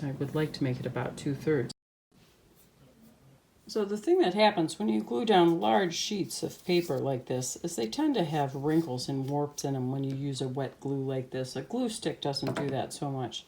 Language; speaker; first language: English; native; English